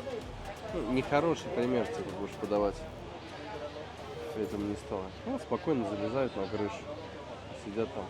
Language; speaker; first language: Russian; native; Russian